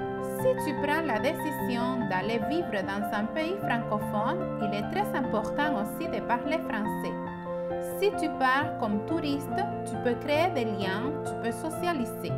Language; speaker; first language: French; non-native, fluent; Spanish